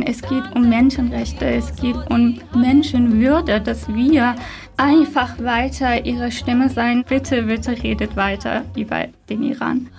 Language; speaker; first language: German; non-native, fluent; Persian